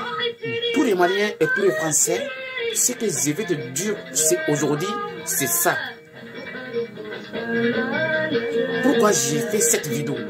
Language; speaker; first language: French; non-native, learner; Bambara